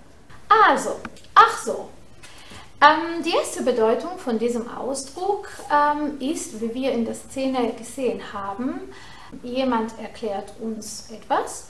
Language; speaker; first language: German; non-native, fluent; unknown